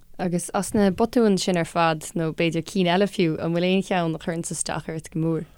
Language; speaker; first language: Irish; non-native, local second language; English